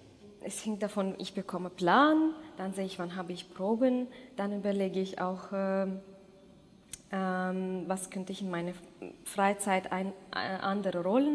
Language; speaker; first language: German; non-native, fluent; Russian